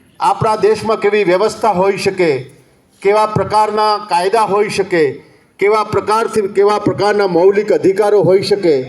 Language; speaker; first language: Gujarati; native; Gujarati